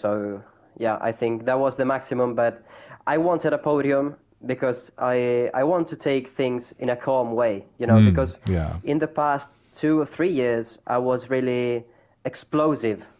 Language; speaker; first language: English; non-native, fluent; Italian